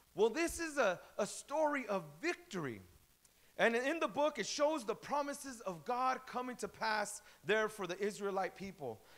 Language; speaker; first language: English; native; English